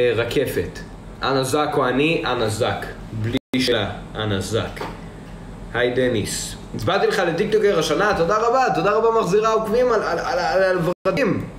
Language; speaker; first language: Hebrew; early bilingual, other home language; Russian